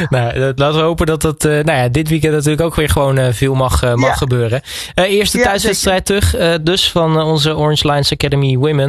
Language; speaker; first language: Dutch; native; Dutch